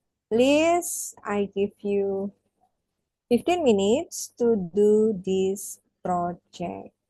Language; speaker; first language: English; non-native, fluent; Indonesian